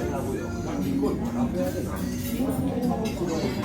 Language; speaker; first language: Thai; non-native, learner; Korean